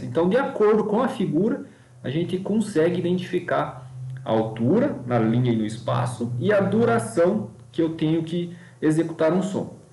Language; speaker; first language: Portuguese; native; Portuguese